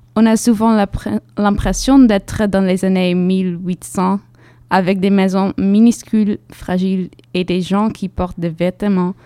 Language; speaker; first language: French; non-native, fluent; Dutch